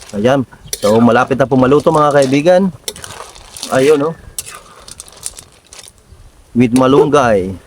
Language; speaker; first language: Filipino; native; Filipino